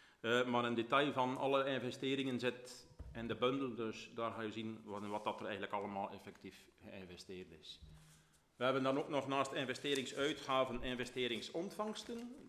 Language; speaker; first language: Dutch; native; Dutch